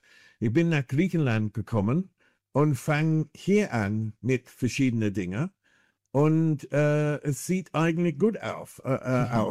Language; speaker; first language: German; non-native, fluent; English